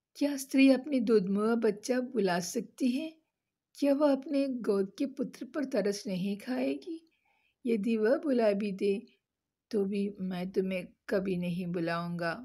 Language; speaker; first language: Hindi; non-native, local second language; Malayalam